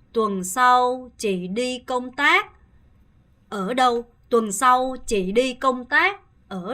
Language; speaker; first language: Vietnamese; non-native, fluent; Korean